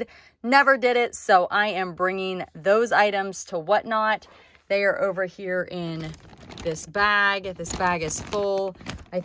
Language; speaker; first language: English; native; English